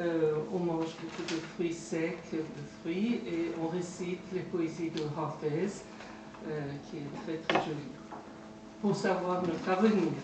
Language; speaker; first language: French; non-native, fluent; Persian